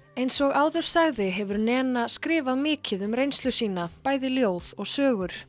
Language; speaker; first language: Icelandic; native; Icelandic